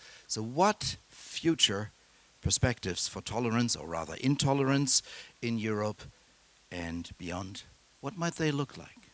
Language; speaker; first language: English; non-native, fluent; German